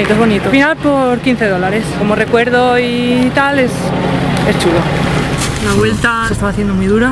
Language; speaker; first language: Spanish; native; Spanish